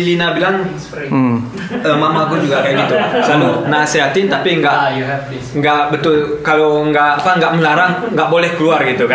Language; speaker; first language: Indonesian; early bilingual, heritage; German